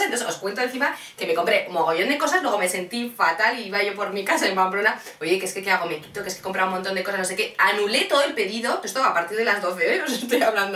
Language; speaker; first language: Spanish; native; Spanish